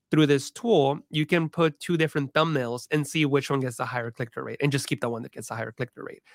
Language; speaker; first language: English; early bilingual, other home language; Spanish